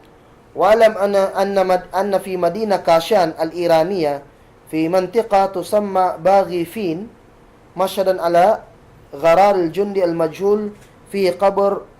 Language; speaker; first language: Arabic; non-native, fluent; Cebuano